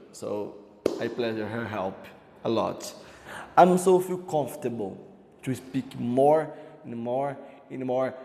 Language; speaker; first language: English; non-native, learner; Portuguese